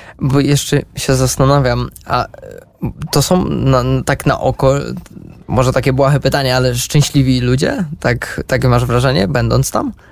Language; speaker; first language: Polish; native; Polish